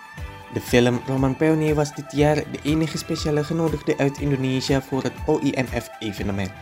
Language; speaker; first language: Dutch; non-native, fluent; Indonesian